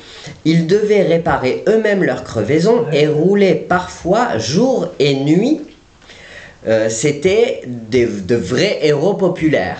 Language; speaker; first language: French; native; French